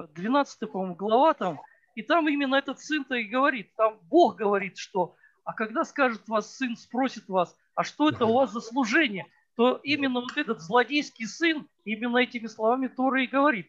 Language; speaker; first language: Russian; native; Russian